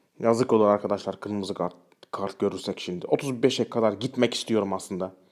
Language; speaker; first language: Turkish; early bilingual, heritage; Turkish